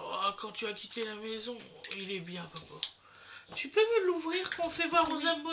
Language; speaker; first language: French; native; French